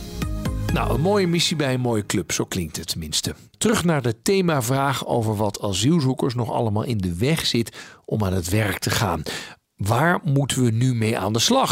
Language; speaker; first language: Dutch; native; Dutch